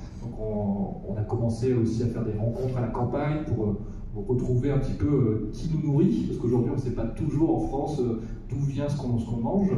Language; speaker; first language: French; native; French